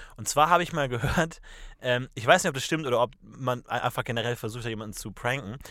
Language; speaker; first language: German; native; German